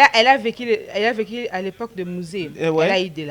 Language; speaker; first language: French; non-native, local second language; Lingala